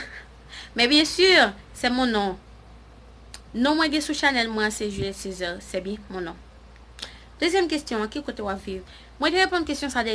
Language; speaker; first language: French; non-native, learner; Haitian Creole